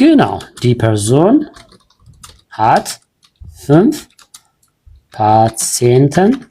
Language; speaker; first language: German; non-native, fluent; Amharic